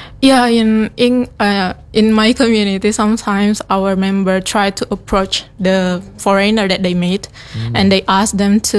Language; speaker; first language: English; non-native, learner; Indonesian